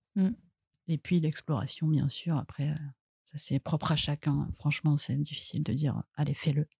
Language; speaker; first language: French; native; French